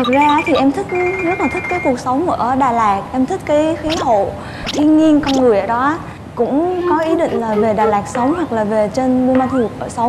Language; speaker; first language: Vietnamese; native; Vietnamese